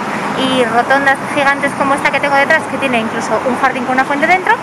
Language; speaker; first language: Spanish; native; Spanish